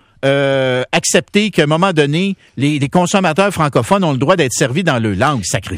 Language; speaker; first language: French; native; French